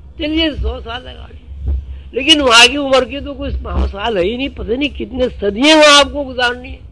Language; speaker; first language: Urdu; native; Urdu